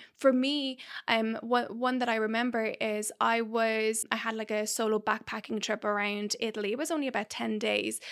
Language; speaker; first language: English; native; English